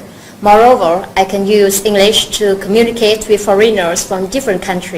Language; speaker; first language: English; non-native, learner; Vietnamese